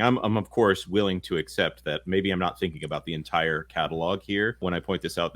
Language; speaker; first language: English; native; English